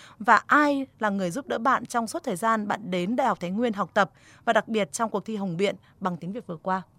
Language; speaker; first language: Vietnamese; native; Vietnamese